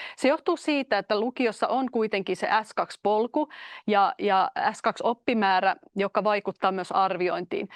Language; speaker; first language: Finnish; native; Finnish